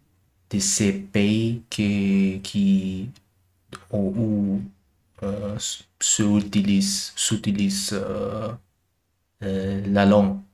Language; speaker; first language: French; non-native, learner; German